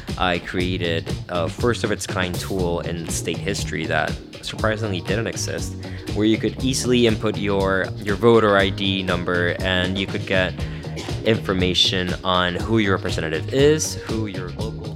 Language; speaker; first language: English; early bilingual, other home language; Spanish